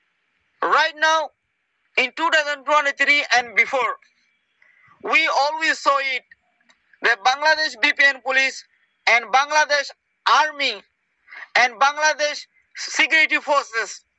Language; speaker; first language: English; non-native, learner; Rohingya